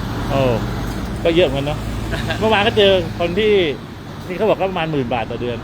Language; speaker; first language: Thai; native; Thai